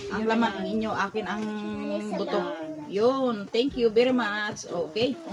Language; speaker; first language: Filipino; non-native, local second language; Cebuano